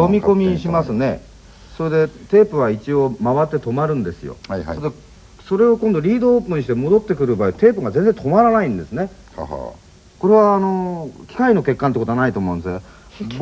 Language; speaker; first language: Japanese; native; Japanese